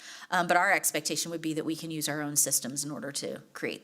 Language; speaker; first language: English; native; English